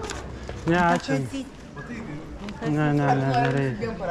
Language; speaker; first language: Russian; non-native, local second language; Lithuanian